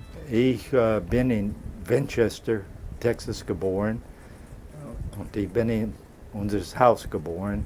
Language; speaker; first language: German; early bilingual, heritage; German